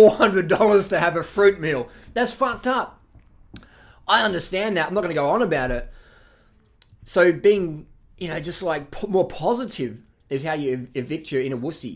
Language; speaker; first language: English; native; English